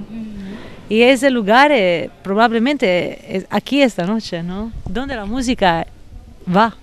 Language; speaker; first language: Spanish; non-native, fluent; Italian